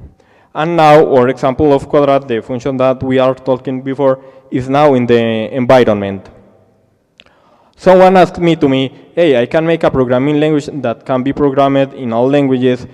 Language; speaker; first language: English; non-native, fluent; Spanish